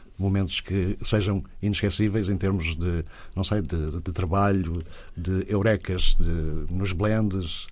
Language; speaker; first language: Portuguese; native; Portuguese